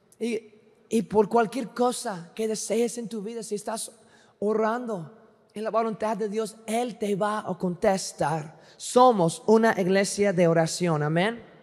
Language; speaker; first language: Spanish; non-native, fluent; English